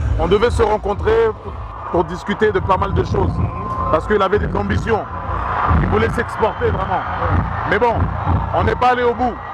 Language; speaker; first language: French; early bilingual, other home language; Lingala